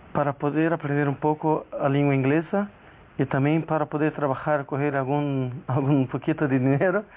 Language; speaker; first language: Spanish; non-native, learner; Portuguese